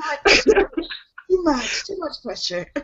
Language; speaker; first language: English; native; English